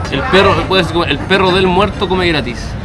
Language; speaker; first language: Spanish; native; Spanish